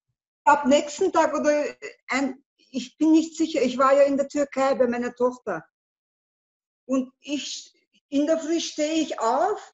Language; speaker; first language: German; non-native, learner; Turkish